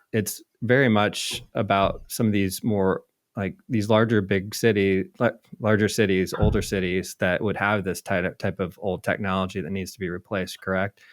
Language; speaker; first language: English; native; English